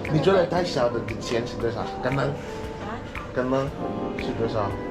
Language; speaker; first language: Chinese; non-native, learner; English